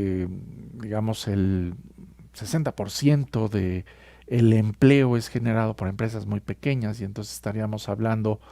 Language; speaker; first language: Spanish; native; Spanish